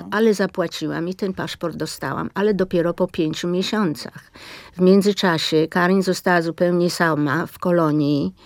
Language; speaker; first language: Polish; native; Polish